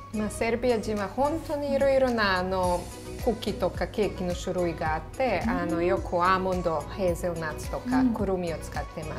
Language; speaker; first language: Japanese; non-native, fluent; Serbian